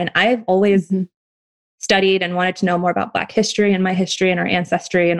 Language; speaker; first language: English; native; English